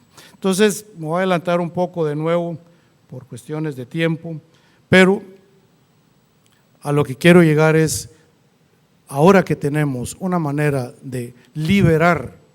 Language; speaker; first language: Spanish; native; Spanish